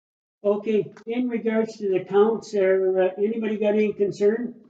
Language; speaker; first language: English; native; English